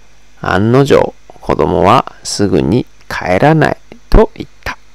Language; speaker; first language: Japanese; non-native, fluent; Chinese